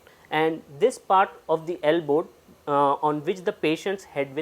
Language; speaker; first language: English; non-native, local second language; Malayalam